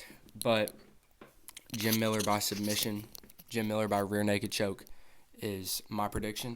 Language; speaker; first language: English; native; English